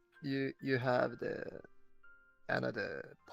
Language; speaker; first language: English; non-native, learner; Japanese